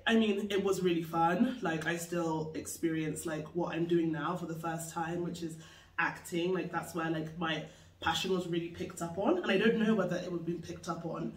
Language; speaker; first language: English; native; English